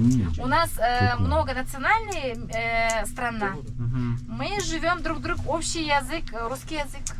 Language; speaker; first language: Russian; non-native, local second language; Kazakh